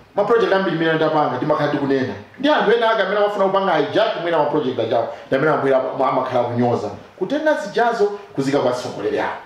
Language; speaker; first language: Nyanja; non-native, local second language; Tumbuka